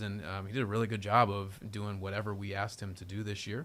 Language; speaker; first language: English; native; English